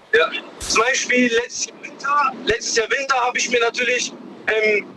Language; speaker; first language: German; non-native, fluent; Chinese